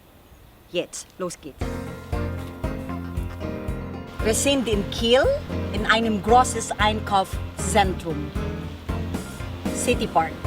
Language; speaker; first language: German; non-native, learner; Filipino